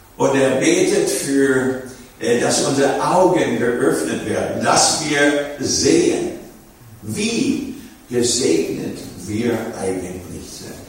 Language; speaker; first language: German; non-native, fluent; English